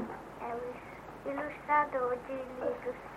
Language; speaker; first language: Portuguese; early bilingual, heritage; Portuguese